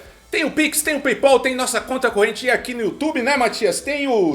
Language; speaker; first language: Portuguese; native; Portuguese